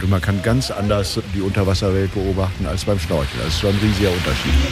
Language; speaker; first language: German; native; German